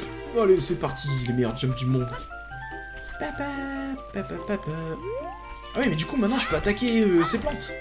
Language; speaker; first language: French; native; French